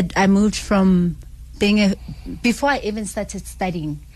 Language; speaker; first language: English; non-native, local second language; Zulu